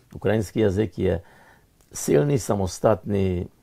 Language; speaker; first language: Czech; non-native, fluent; Ukrainian